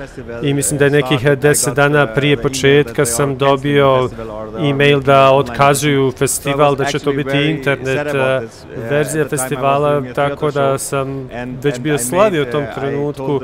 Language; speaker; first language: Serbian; early bilingual, heritage; Albanian